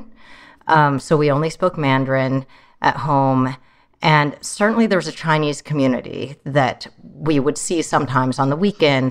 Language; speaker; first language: English; early bilingual, other home language; Chinese